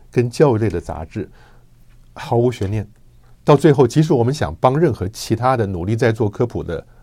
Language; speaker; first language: Chinese; native; Chinese